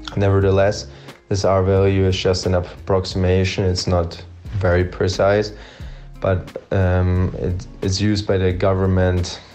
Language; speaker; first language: English; non-native, fluent; German